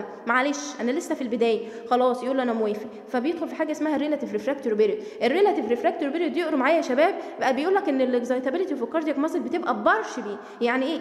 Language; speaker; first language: Arabic; native; Arabic